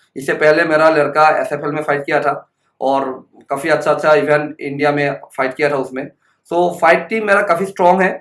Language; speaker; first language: Hindi; non-native, local second language; Assamese